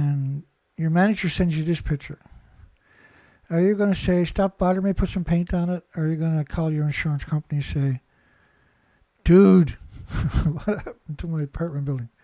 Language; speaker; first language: English; native; English